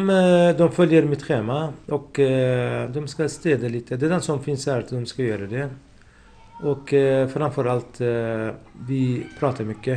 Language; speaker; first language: Swedish; non-native, fluent; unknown